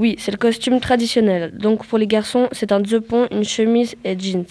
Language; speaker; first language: French; native; French